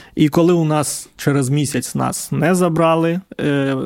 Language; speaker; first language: Ukrainian; non-native, local second language; Russian